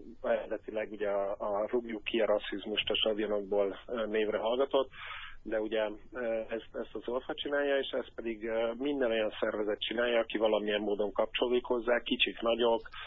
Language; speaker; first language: Hungarian; native; Hungarian